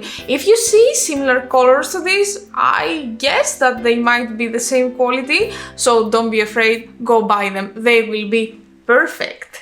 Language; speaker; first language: English; non-native, fluent; Greek